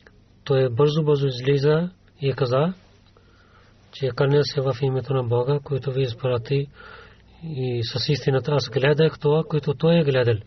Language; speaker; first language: Bulgarian; non-native, learner; Urdu